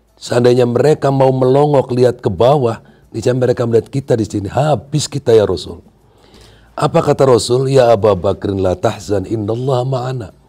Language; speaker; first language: Indonesian; non-native, local second language; Sundanese